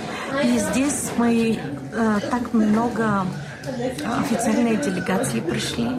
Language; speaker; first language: Russian; non-native, learner; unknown